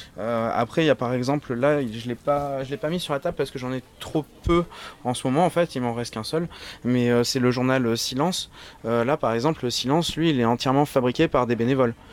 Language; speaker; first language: French; native; French